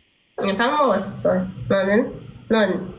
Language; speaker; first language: Korean; non-native, learner; Filipino